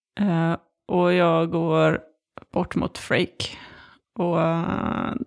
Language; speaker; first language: Swedish; native; Swedish